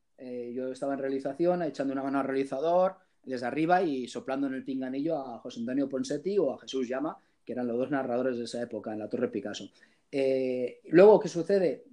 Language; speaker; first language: Spanish; early bilingual, heritage; Spanish